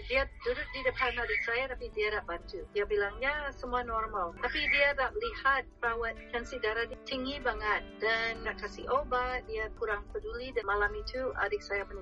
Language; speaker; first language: Indonesian; non-native, fluent; English